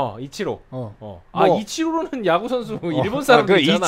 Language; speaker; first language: Korean; native; Korean